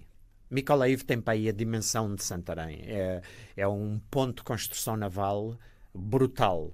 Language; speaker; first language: Portuguese; native; Portuguese